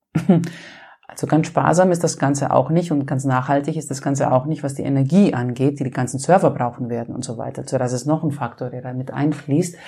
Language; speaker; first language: German; non-native, fluent; Greek